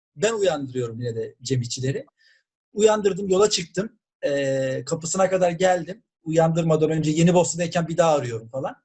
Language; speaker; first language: Turkish; native; Turkish